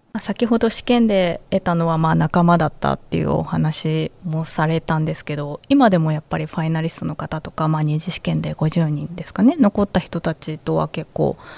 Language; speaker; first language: Japanese; native; Japanese